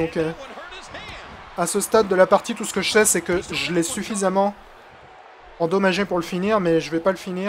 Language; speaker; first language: French; native; French